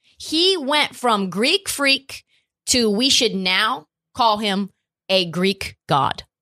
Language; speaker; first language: English; native; English